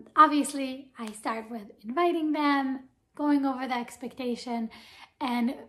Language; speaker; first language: English; non-native, fluent; Hebrew